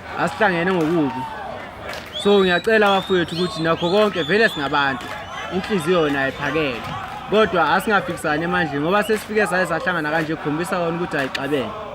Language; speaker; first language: Zulu; native; Zulu